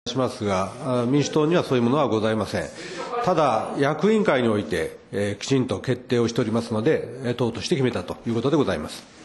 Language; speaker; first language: Japanese; native; Japanese